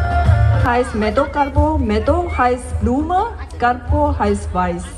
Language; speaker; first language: German; non-native, learner; Tibetan